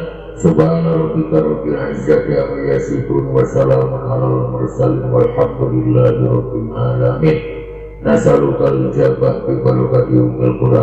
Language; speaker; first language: Arabic; non-native, fluent; Sundanese